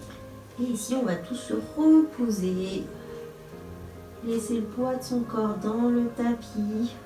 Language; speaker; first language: French; native; French